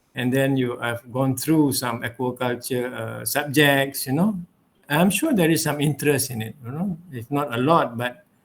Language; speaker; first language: English; non-native, local second language; Malay